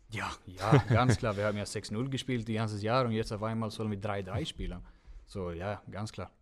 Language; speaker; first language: German; non-native, fluent; Swedish